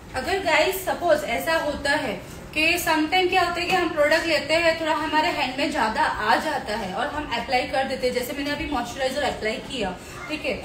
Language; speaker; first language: Hindi; non-native, local second language; Gujarati